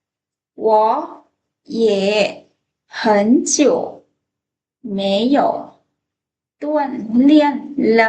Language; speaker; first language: Chinese; non-native, fluent; Lao